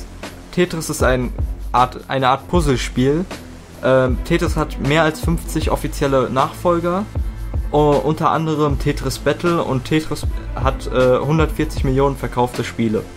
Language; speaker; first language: German; native; German